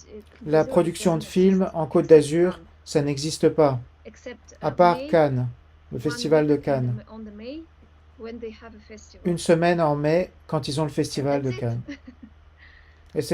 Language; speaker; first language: French; non-native, fluent; Ukrainian